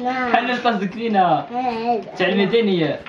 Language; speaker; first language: Arabic; native; Arabic